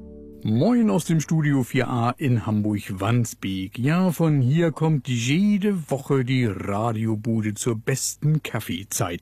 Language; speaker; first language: German; native; German